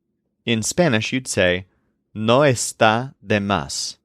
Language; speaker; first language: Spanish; non-native, fluent; English